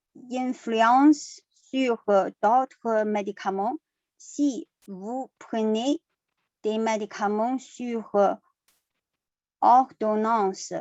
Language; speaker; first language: French; non-native, learner; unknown